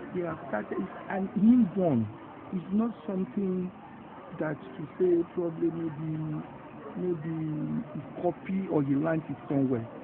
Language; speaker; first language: English; non-native, local second language; Yoruba